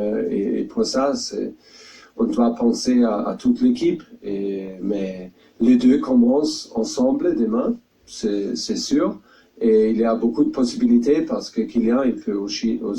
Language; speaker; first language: French; non-native, fluent; German